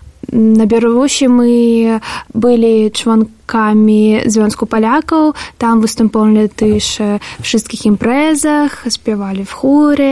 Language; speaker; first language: Polish; non-native, learner; Russian